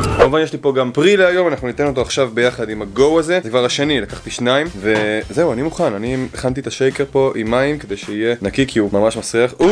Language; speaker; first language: Hebrew; native; Hebrew